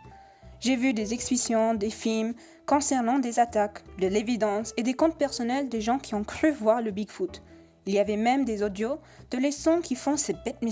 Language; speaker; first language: French; non-native, learner; English